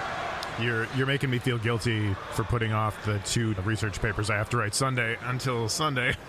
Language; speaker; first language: English; native; English